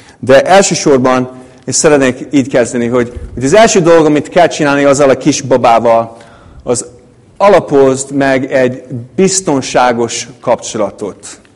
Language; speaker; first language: Hungarian; non-native, fluent; English